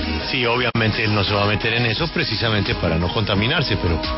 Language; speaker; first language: Spanish; native; Spanish